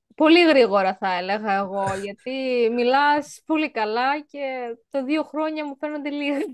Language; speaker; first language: Greek; native; Greek